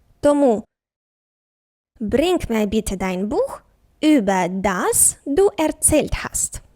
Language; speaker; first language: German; non-native, fluent; Ukrainian